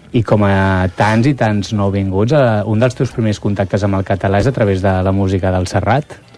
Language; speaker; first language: Catalan; native; Catalan